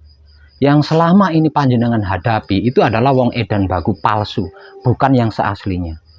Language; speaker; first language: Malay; non-native, local second language; Javanese